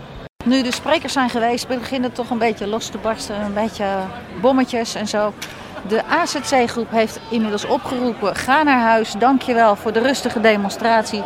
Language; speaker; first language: Dutch; native; Dutch